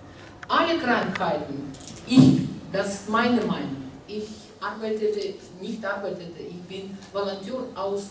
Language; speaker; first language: German; non-native, learner; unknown